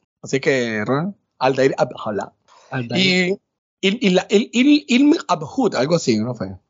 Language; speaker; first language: Spanish; native; Spanish